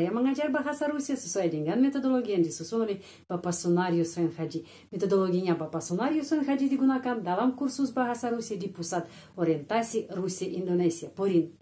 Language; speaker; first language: Indonesian; non-native, fluent; Russian